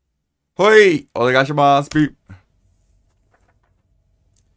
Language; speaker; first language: Japanese; non-native, learner; English